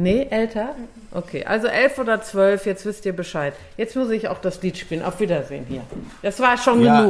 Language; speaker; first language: German; native; German